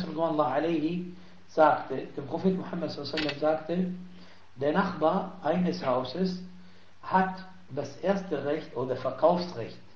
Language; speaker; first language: German; non-native, fluent; Arabic